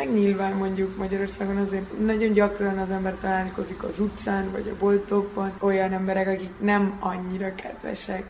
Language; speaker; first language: Hungarian; early bilingual, heritage; Hungarian